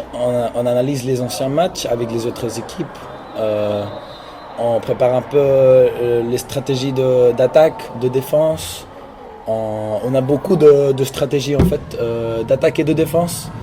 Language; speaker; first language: French; non-native, local second language; Spanish